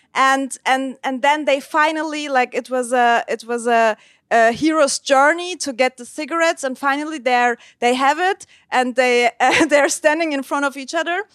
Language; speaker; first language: English; non-native, fluent; Turkish